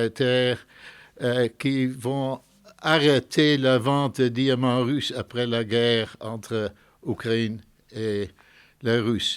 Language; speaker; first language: French; non-native, fluent; Dutch